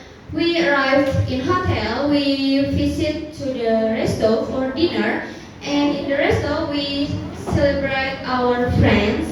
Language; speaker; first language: English; non-native, learner; Indonesian